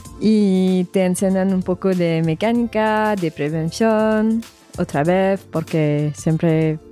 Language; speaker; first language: Spanish; non-native, fluent; French